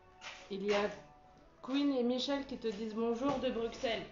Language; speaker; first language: French; native; French